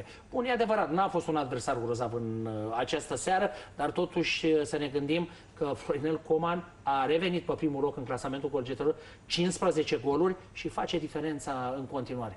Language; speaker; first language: Romanian; native; Romanian